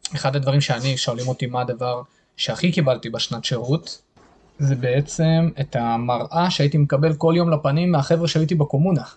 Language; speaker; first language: Hebrew; native; Hebrew